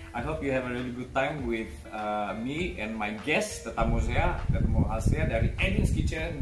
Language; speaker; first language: English; non-native, local second language; Malay